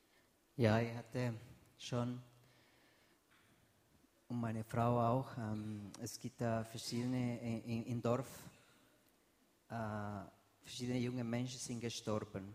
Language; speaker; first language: German; non-native, fluent; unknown